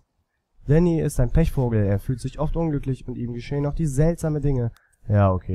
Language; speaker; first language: German; native; German